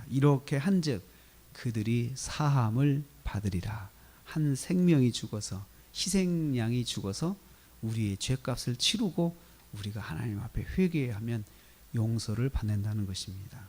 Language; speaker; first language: Korean; native; Korean